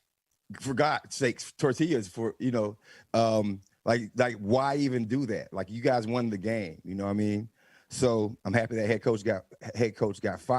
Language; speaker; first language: English; native; English